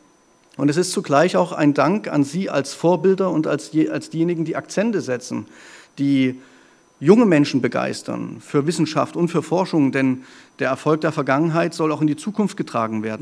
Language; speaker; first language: German; native; German